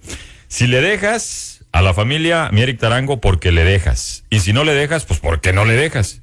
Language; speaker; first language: Spanish; native; Spanish